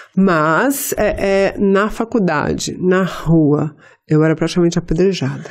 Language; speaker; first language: Portuguese; native; Portuguese